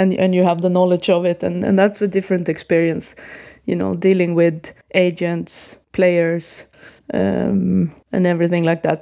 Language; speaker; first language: English; non-native, fluent; Swedish